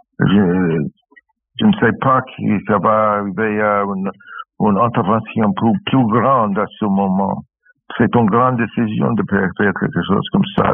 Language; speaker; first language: French; non-native, learner; English